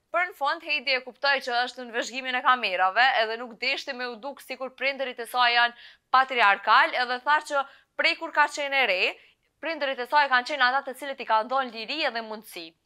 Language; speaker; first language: Albanian; native; Albanian